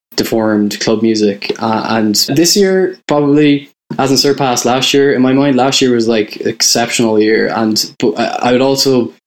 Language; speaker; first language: English; native; English